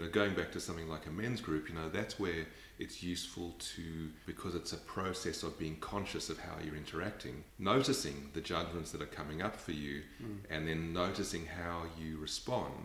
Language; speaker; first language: English; native; English